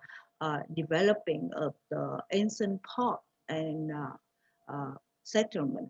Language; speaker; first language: English; non-native, fluent; Vietnamese